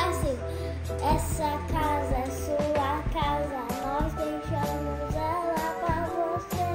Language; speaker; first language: Portuguese; early bilingual, heritage; Portuguese